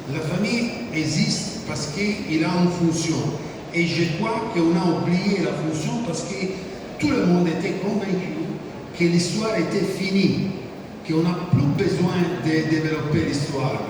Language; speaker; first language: French; non-native, fluent; Italian